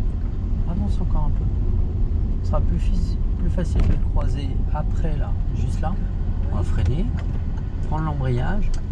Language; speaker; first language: French; native; French